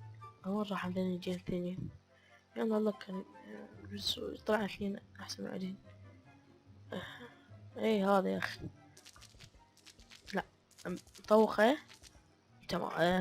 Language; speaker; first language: Arabic; native; Arabic